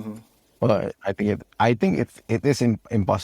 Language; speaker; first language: English; non-native, learner; Indonesian